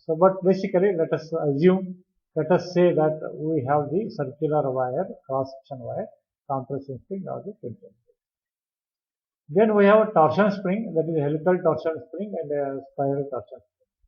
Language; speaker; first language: English; non-native, local second language; Kannada